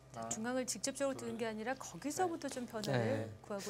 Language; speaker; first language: Korean; native; Korean